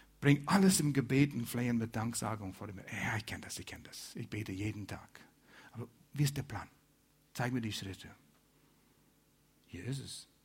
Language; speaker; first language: German; non-native, fluent; English